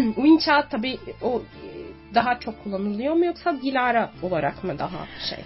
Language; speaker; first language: Turkish; native; Turkish